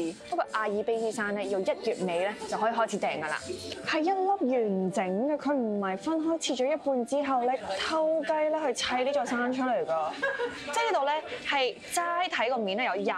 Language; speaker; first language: Cantonese; native; Cantonese